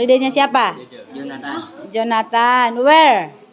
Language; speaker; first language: English; non-native, learner; Indonesian